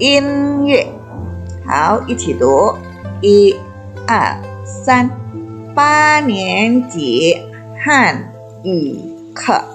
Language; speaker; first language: Chinese; non-native, fluent; Indonesian